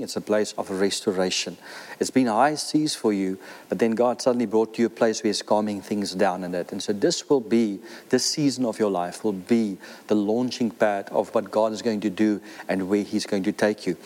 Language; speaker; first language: English; non-native, local second language; Afrikaans